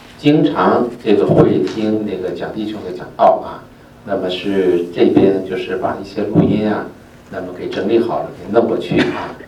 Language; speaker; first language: Chinese; native; Chinese